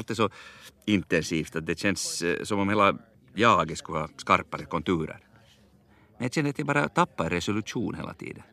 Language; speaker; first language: Swedish; native; Swedish